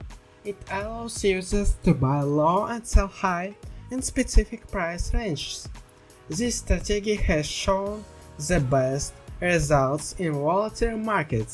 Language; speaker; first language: English; non-native, learner; Russian